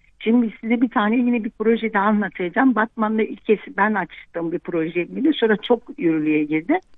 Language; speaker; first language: Turkish; non-native, local second language; Kurdish